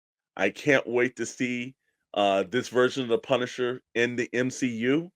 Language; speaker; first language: English; native; English